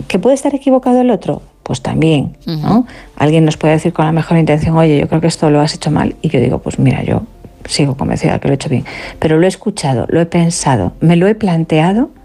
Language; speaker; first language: Spanish; native; Spanish